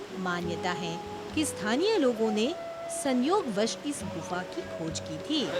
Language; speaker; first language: Hindi; non-native, local second language; Morisyen